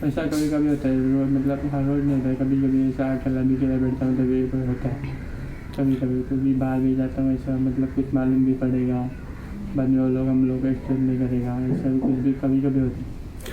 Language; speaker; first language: Hindi; non-native, local second language; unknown